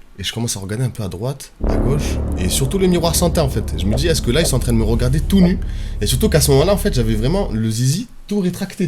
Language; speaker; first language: French; native; French